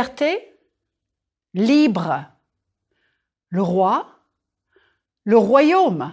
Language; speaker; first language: French; non-native, fluent; English